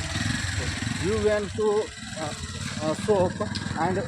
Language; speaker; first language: English; non-native, learner; Hindi